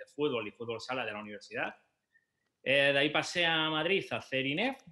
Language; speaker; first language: Spanish; native; Spanish